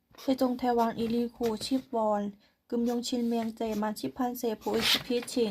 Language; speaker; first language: Korean; non-native, learner; Thai